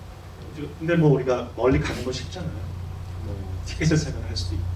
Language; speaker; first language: Korean; native; Korean